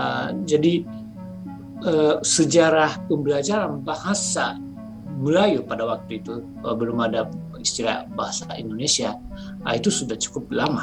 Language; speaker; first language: Indonesian; non-native, fluent; Japanese